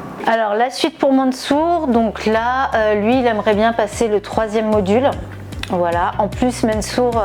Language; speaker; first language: French; native; French